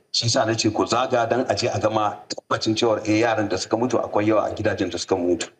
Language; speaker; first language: Hausa; native; Hausa